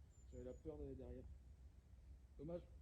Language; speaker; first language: French; native; French